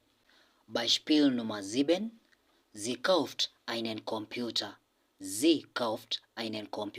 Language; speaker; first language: German; non-native, fluent; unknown